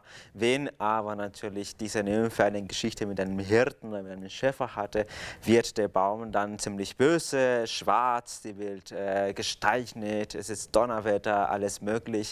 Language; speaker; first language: German; non-native, fluent; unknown